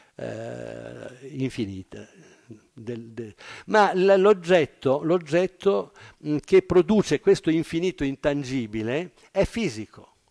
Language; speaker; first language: Italian; native; Italian